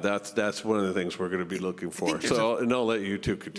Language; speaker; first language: English; native; English